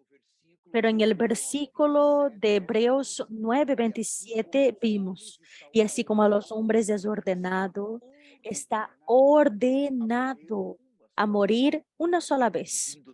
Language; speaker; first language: Spanish; non-native, fluent; Portuguese